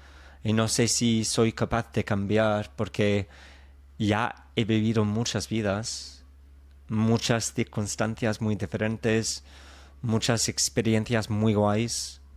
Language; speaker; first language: Spanish; non-native, fluent; English